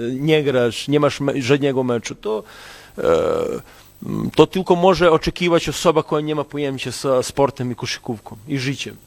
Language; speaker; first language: Polish; non-native, learner; Serbian